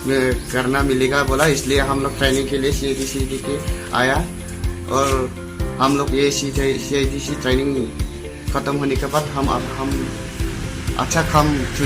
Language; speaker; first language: Hindi; non-native, local second language; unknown